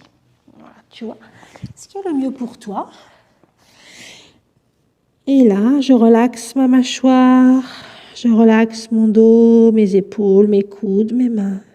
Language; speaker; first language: French; native; French